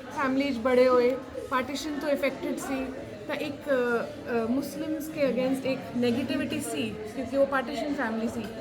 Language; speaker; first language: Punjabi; non-native, local second language; Hindi